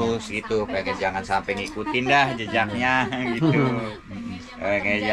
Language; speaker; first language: Indonesian; native; Indonesian